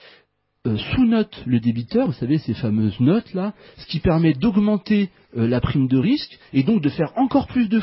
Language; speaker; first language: French; native; French